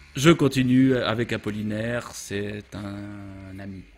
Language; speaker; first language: French; native; French